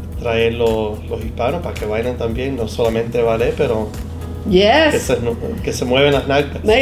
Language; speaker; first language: Spanish; early bilingual, heritage; Spanish